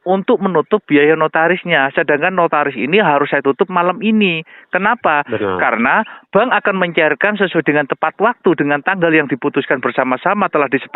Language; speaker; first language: Indonesian; non-native, local second language; Javanese